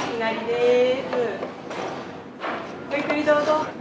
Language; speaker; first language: Japanese; native; Japanese